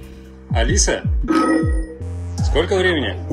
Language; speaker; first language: Russian; native; Russian